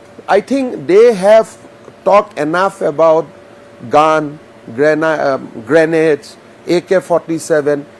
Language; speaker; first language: English; non-native, local second language; Assamese